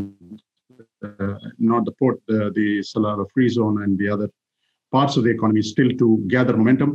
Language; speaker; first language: English; non-native, local second language; Malayalam